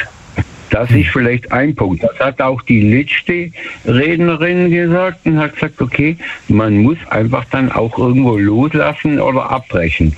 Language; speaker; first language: German; native; German